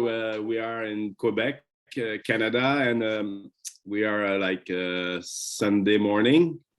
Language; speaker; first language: English; non-native, fluent; French